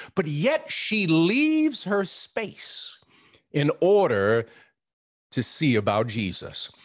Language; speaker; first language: English; native; English